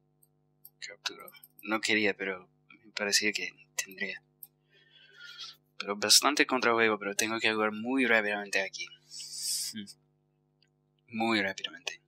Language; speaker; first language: Spanish; non-native, fluent; English